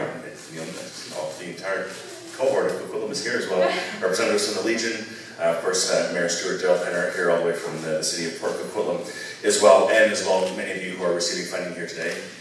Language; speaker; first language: English; native; English